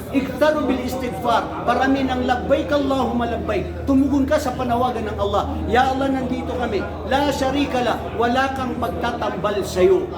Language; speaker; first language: Filipino; non-native, local second language; Maranao